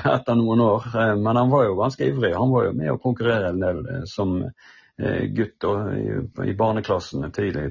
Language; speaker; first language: Norwegian; native; Norwegian